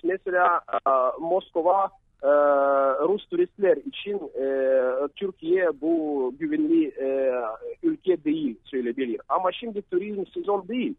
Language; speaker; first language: Turkish; non-native, fluent; Russian